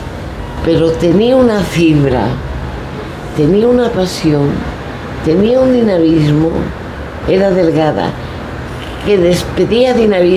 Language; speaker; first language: Spanish; native; Spanish